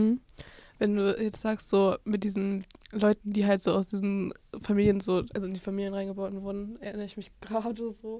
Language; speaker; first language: German; native; German